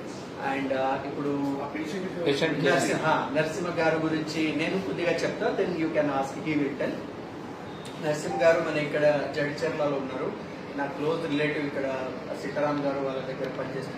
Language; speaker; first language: Telugu; non-native, fluent; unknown